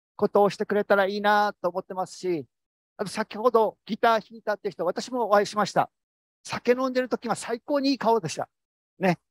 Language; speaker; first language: Japanese; native; Japanese